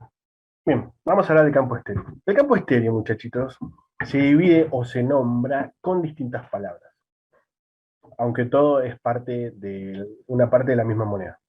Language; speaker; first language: Spanish; native; Spanish